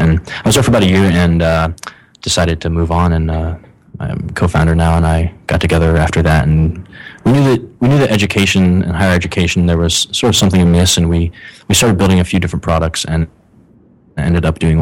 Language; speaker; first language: English; native; English